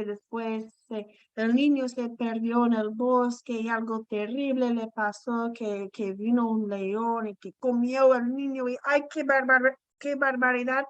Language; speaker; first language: Spanish; non-native, fluent; English